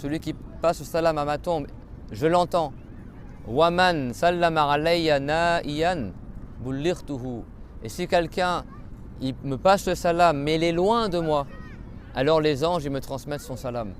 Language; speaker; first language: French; native; French